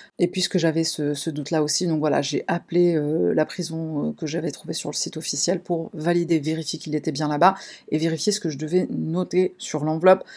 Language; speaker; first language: French; native; French